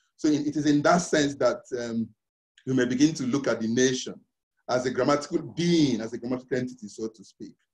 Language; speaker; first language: English; non-native, local second language; Igbo